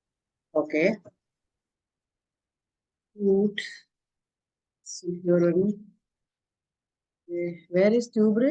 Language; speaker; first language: German; non-native, fluent; Hindi